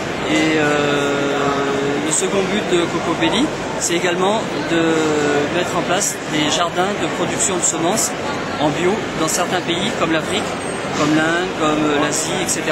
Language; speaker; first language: French; native; French